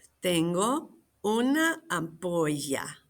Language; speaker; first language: Spanish; non-native, fluent; English